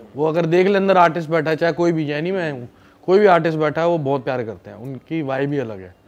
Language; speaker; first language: Hindi; native; Hindi